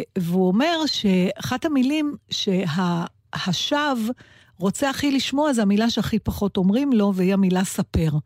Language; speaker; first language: Hebrew; native; Hebrew